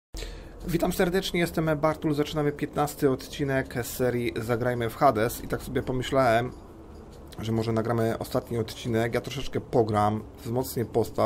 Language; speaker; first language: Polish; native; Polish